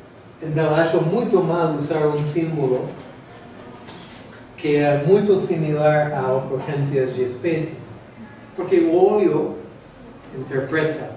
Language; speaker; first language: Portuguese; non-native, fluent; English